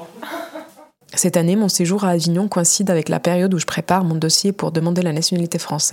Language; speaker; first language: French; non-native, fluent; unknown